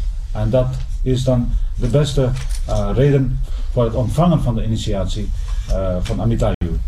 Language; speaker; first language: Dutch; non-native, fluent; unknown